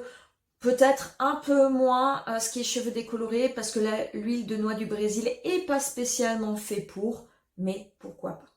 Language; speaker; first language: French; native; French